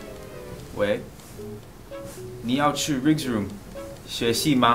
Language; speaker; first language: Chinese; non-native, learner; English